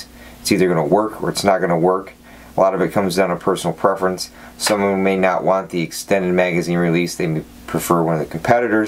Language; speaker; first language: English; native; English